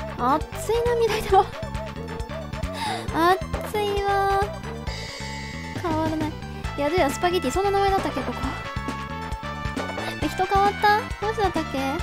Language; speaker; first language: Japanese; native; Japanese